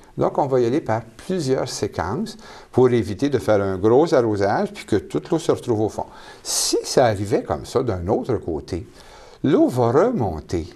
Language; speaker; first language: French; native; French